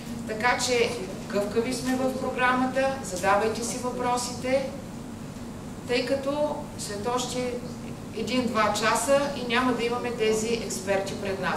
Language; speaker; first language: Bulgarian; native; Bulgarian